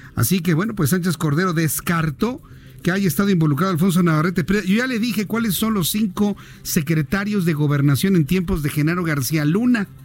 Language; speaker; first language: Spanish; native; Spanish